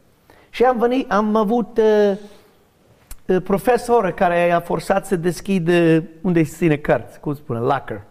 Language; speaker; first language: Romanian; non-native, learner; English